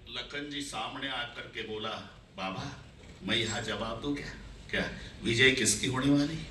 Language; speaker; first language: Hindi; non-native, local second language; Marathi